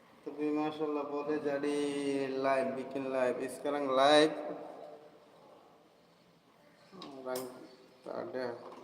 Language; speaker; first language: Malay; non-native, learner; Bangla